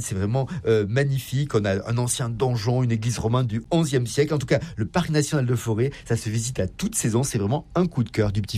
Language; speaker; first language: French; native; French